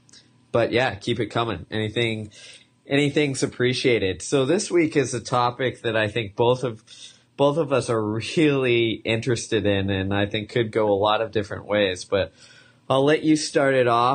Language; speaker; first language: English; native; English